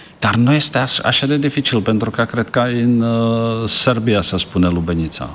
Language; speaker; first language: Romanian; non-native, learner; Czech